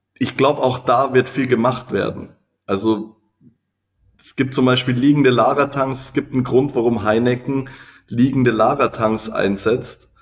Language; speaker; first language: German; native; German